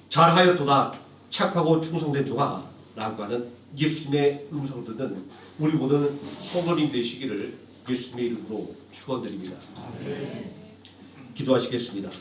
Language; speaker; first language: Korean; native; Korean